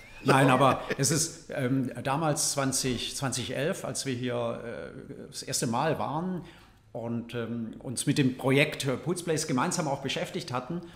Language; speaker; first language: German; native; German